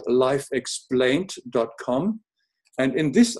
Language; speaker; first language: English; non-native, fluent; German